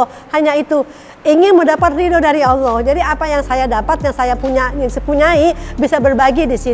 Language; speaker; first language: Indonesian; native; Indonesian